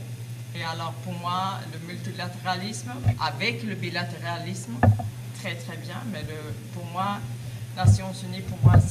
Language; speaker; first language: French; non-native, fluent; Swedish